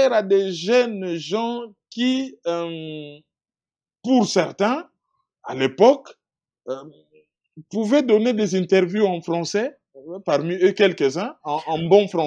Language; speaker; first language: French; non-native, local second language; Lingala